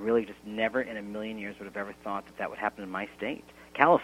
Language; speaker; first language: English; native; English